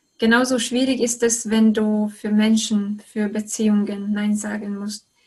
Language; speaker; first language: German; non-native, fluent; Hungarian